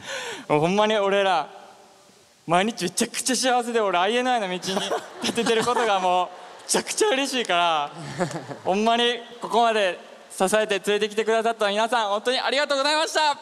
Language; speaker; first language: Japanese; native; Japanese